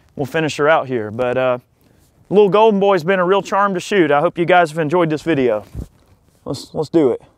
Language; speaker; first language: English; native; English